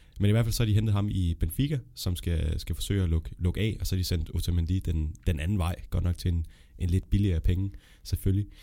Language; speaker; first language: Danish; native; Danish